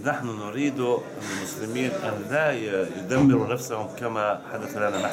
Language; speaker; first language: Arabic; native; Arabic